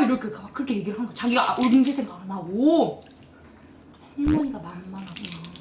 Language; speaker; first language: Korean; native; Korean